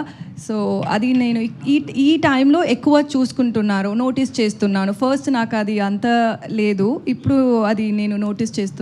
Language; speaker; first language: Telugu; non-native, learner; Tamil